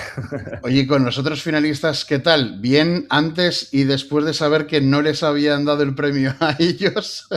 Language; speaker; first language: Spanish; native; Spanish